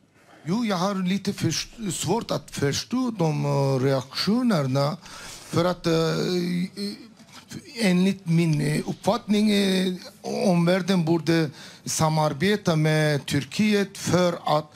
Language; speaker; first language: Swedish; non-native, learner; Turkish